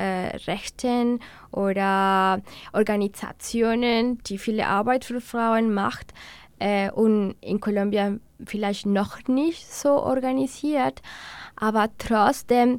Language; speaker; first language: German; non-native, learner; Spanish